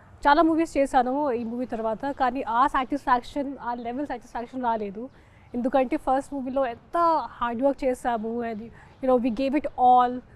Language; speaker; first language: Telugu; non-native, fluent; Hindi